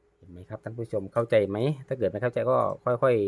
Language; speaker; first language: Thai; native; Thai